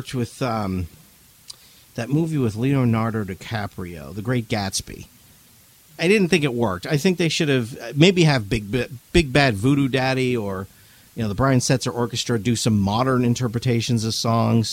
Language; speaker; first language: English; native; English